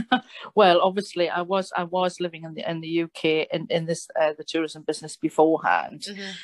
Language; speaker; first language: English; native; English